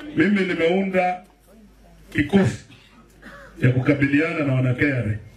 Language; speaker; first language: Swahili; native; Swahili